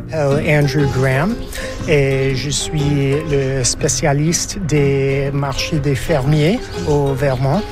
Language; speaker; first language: French; non-native, fluent; English